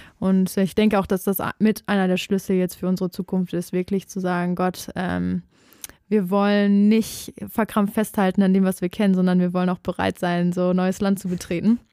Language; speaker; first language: German; native; German